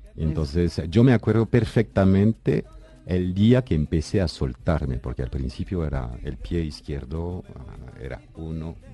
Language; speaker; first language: Spanish; non-native, fluent; French